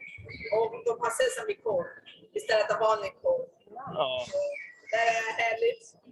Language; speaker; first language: Swedish; non-native, learner; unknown